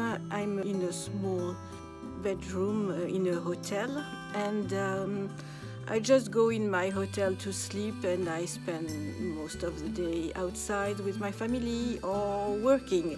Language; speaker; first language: English; non-native, fluent; French